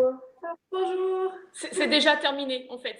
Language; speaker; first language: French; non-native, learner; German